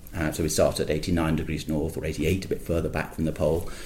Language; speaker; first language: English; native; English